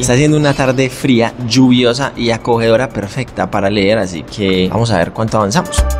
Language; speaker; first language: Spanish; native; Spanish